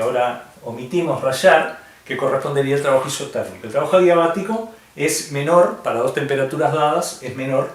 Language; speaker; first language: Spanish; native; Spanish